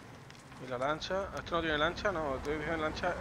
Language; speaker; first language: Spanish; native; Spanish